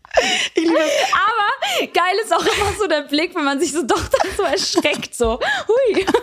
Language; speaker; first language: German; early bilingual, other home language; Albanian